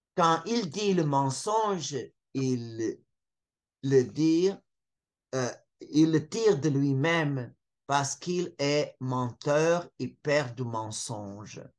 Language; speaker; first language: French; non-native, fluent; Portuguese